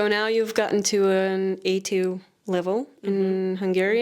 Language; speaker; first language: English; non-native, fluent; Spanish